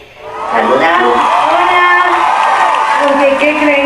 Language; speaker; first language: Spanish; native; Spanish